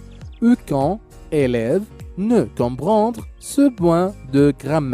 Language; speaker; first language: French; non-native, local second language; Arabic